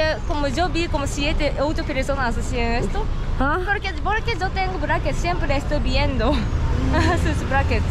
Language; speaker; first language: Spanish; non-native, learner; Japanese